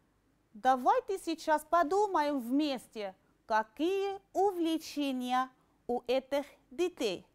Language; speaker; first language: Russian; non-native, fluent; Arabic